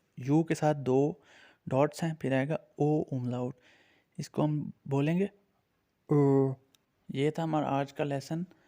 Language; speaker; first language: Urdu; native; Urdu